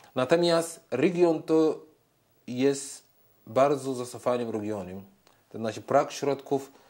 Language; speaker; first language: Polish; non-native, fluent; Arabic